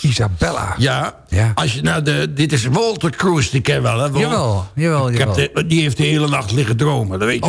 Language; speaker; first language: Dutch; native; Dutch